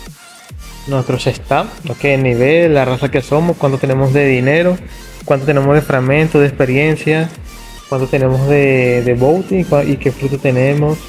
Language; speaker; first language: Spanish; non-native, fluent; Portuguese